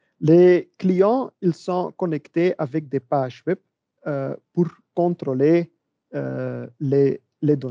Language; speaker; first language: French; non-native, learner; Dutch